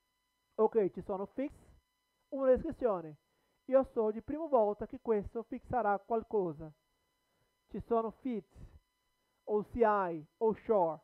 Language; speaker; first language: Italian; non-native, learner; Portuguese